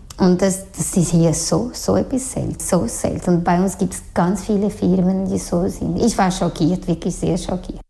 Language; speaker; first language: German; non-native, fluent; Portuguese